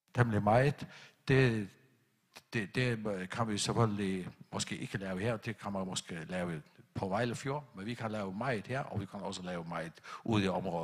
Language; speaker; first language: Danish; non-native, local second language; Faroese